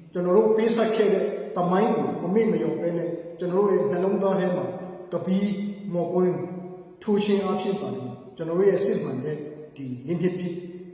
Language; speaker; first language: Burmese; non-native, local second language; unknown